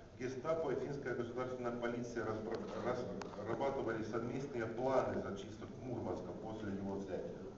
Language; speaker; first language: Russian; non-native, fluent; Finnish